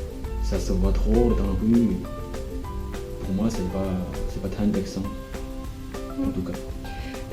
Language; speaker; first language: French; non-native, fluent; Chinese